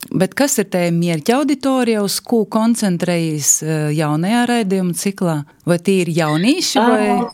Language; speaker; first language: Latvian; native; Latvian